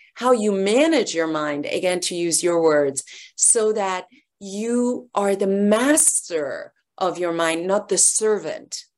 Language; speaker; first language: English; early bilingual, other home language; Persian